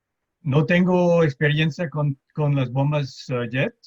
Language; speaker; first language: Spanish; non-native, fluent; French